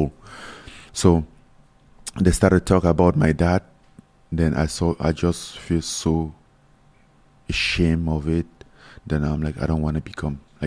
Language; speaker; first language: English; non-native, local second language; French